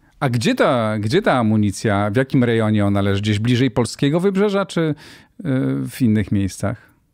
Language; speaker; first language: Polish; native; Polish